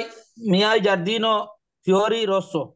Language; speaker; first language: Italian; non-native, learner; Bangla